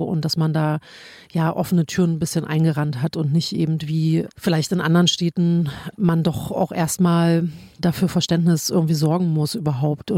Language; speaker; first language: German; native; German